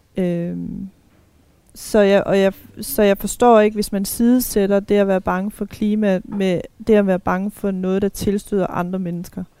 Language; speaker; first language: Danish; native; Danish